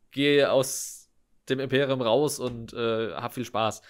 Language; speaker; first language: German; native; German